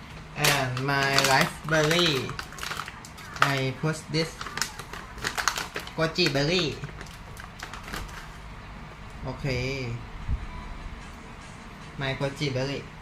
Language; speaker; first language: English; non-native, learner; Thai